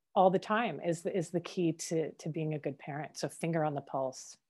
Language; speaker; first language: English; native; English